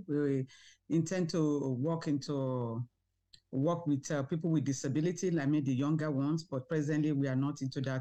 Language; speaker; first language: English; non-native, local second language; Yoruba